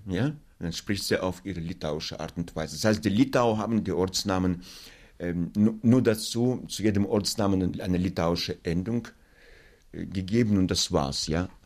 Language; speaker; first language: German; non-native, fluent; Russian